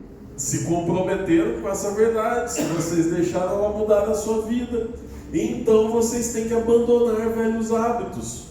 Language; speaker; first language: Portuguese; native; Portuguese